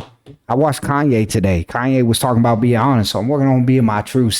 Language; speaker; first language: English; native; English